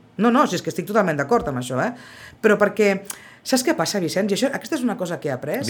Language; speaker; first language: Catalan; native; Catalan